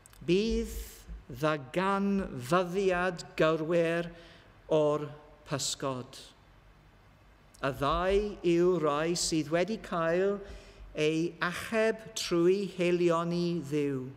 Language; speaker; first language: Welsh; non-native, learner; English